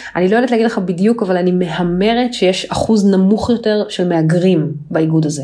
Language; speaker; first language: Hebrew; native; Hebrew